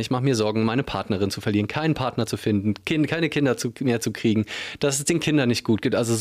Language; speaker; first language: German; native; German